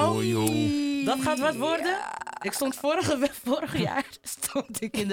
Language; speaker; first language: Dutch; native; Dutch